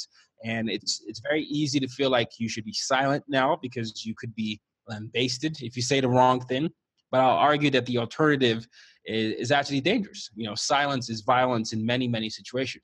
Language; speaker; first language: English; non-native, local second language; Yoruba